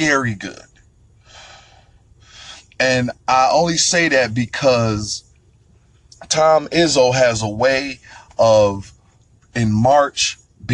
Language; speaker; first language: English; native; English